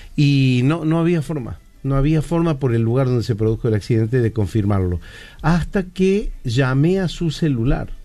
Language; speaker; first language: Spanish; native; Spanish